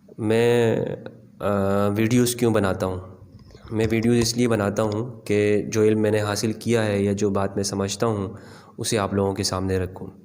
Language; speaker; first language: Urdu; non-native, local second language; Pashto